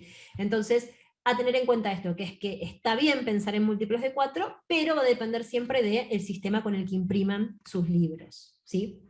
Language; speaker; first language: Spanish; native; Spanish